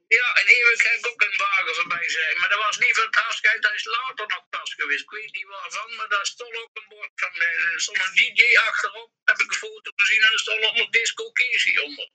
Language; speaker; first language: Dutch; native; Dutch